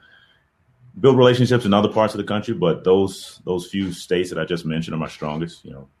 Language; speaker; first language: English; native; English